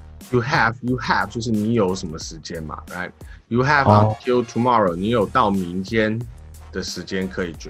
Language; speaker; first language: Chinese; native; Chinese